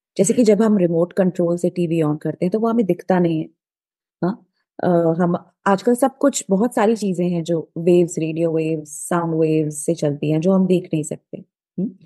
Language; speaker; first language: Hindi; native; Hindi